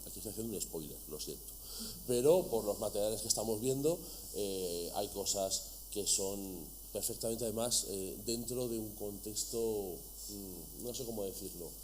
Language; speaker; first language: Spanish; native; Spanish